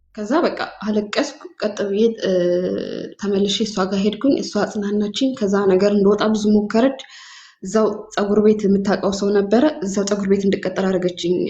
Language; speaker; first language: Amharic; native; Amharic